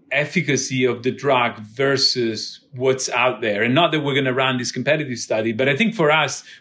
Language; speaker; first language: English; non-native, fluent; Italian